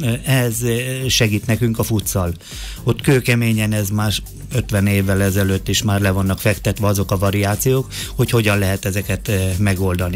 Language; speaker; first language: Hungarian; native; Hungarian